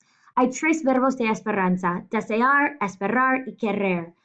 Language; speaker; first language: Spanish; non-native, fluent; English